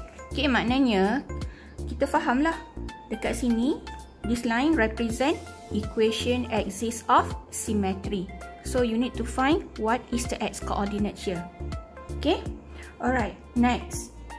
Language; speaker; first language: English; non-native, local second language; Malay